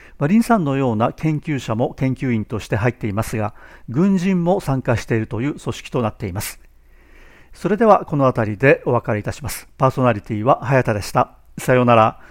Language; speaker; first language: Japanese; native; Japanese